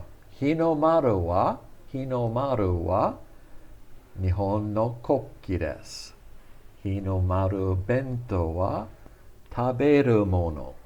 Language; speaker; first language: Japanese; non-native, fluent; English